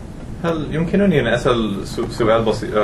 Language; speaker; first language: Arabic; non-native, learner; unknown